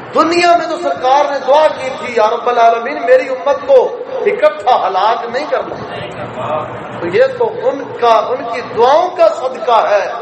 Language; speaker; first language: Urdu; non-native, local second language; Punjabi